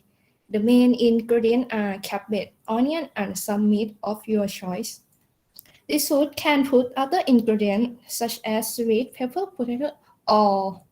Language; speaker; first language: English; non-native, learner; Thai